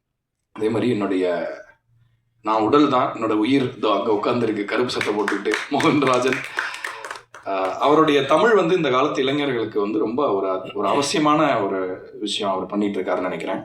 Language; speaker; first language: Tamil; native; Tamil